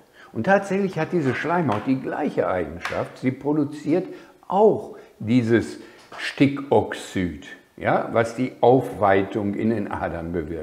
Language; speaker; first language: German; native; German